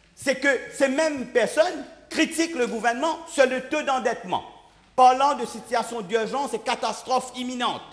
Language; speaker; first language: French; non-native, local second language; Morisyen